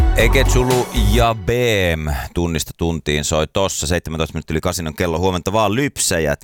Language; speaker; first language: Finnish; native; Finnish